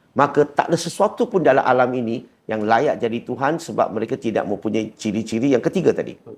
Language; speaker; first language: Malay; non-native, local second language; Chinese